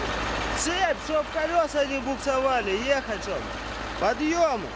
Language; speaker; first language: Russian; native; Russian